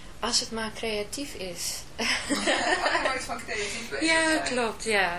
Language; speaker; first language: Dutch; non-native, fluent; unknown